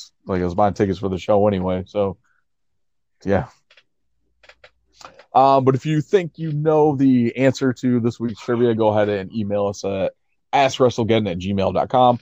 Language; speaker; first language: English; native; English